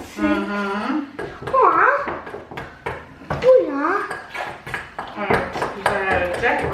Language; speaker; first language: Turkish; early bilingual, heritage; Turkish